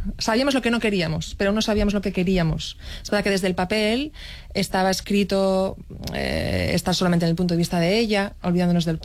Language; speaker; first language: Spanish; native; Spanish